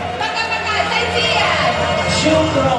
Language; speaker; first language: Chinese; non-native, learner; Thai